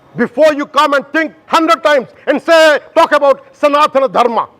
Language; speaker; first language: English; non-native, local second language; Telugu